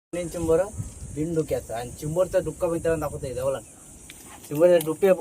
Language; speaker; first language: Marathi; native; Marathi